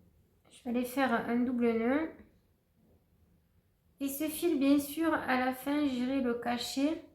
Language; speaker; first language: French; native; French